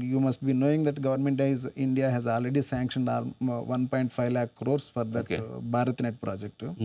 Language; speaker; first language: English; non-native, local second language; Telugu